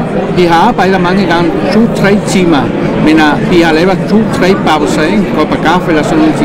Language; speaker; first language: Danish; non-native, fluent; Spanish